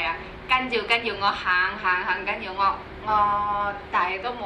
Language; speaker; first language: Chinese; non-native, learner; Indonesian